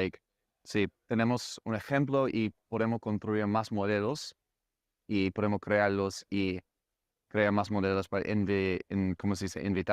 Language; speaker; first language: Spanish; non-native, fluent; English